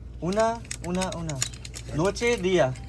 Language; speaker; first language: Spanish; non-native, learner; Gujarati